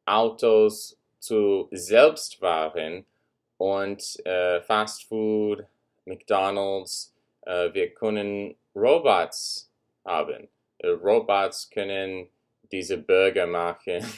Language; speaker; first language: German; non-native, learner; English